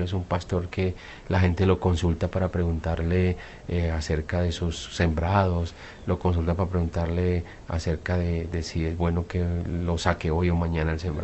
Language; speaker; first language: Spanish; native; Spanish